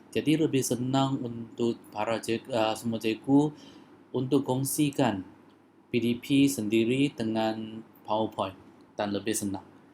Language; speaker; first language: Malay; non-native, local second language; Chinese